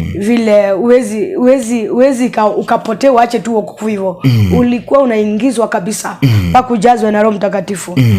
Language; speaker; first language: Swahili; non-native, local second language; Luo (Kenya and Tanzania)